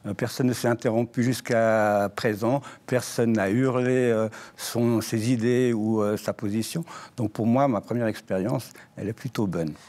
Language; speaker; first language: French; native; French